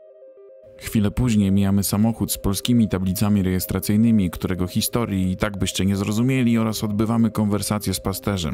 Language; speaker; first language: Polish; native; Polish